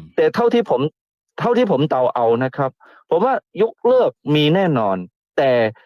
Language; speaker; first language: Thai; non-native, fluent; Chinese